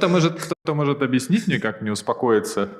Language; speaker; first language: Russian; native; Russian